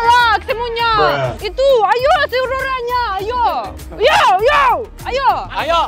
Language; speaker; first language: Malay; non-native, learner; Russian